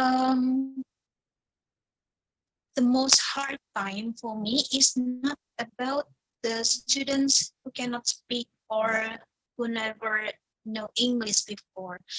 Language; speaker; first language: English; non-native, fluent; Indonesian